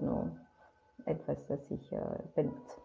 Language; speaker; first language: German; non-native, fluent; Romanian